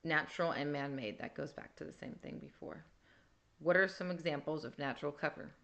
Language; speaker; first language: English; native; English